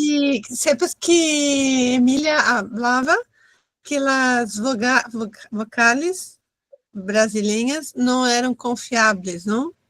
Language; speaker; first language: Spanish; non-native, learner; Portuguese